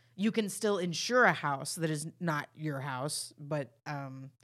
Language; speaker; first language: English; native; English